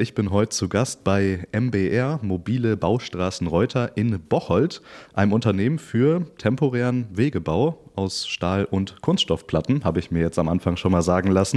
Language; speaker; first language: German; native; German